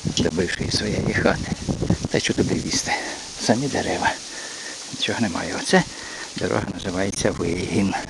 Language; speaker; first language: Ukrainian; native; Ukrainian